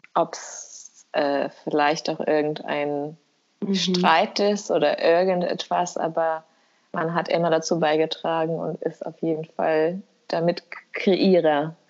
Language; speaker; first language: German; early bilingual, other home language; Albanian